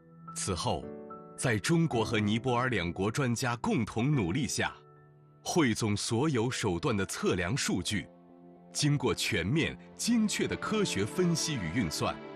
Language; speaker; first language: Chinese; native; Chinese